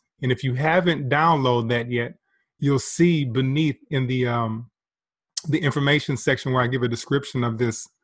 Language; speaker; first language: English; native; English